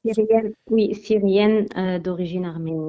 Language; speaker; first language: French; non-native, fluent; Armenian